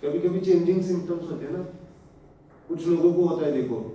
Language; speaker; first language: Hindi; non-native, local second language; Marathi